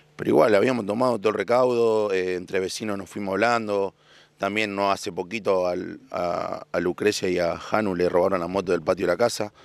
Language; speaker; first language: Spanish; native; Spanish